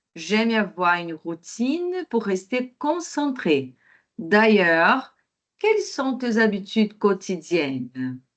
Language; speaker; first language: French; non-native, fluent; Portuguese